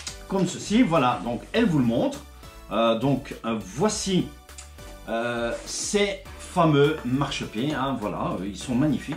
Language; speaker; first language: French; native; French